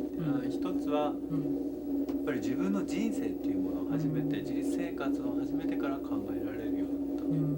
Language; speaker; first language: Japanese; native; Japanese